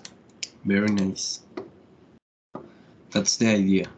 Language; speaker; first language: English; non-native, fluent; Spanish